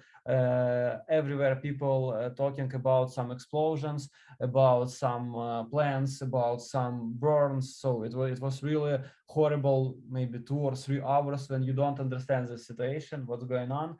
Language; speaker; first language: English; non-native, learner; Ukrainian